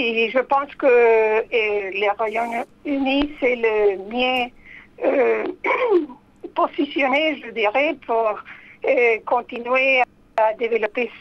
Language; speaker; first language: French; non-native, fluent; Spanish